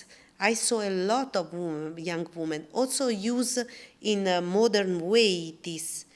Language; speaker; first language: English; non-native, learner; Italian